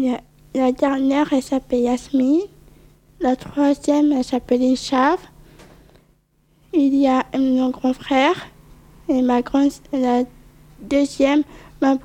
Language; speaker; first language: French; early bilingual, other home language; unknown